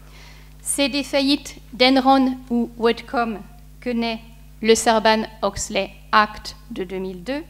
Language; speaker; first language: French; native; French